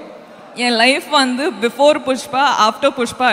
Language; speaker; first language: Tamil; non-native, learner; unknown